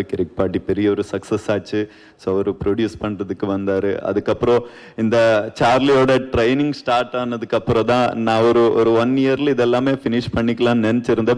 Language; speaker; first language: Tamil; non-native, learner; Kannada